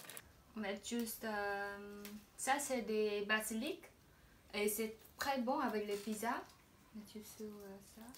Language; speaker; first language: French; non-native, fluent; Khmer